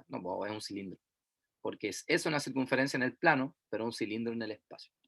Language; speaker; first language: Spanish; native; Spanish